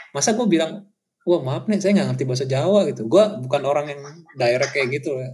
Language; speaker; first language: Indonesian; native; Indonesian